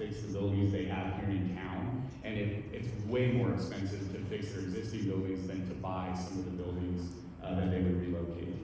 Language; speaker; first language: English; native; English